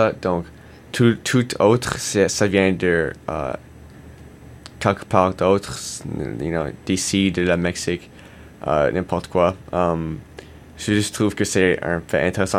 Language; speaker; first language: French; non-native, learner; English